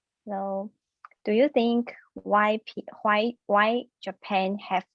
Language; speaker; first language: English; non-native, learner; Chinese